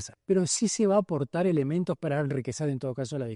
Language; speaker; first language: Spanish; native; Spanish